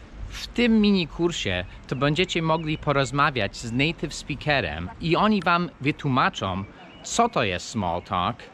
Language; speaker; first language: Polish; non-native, fluent; English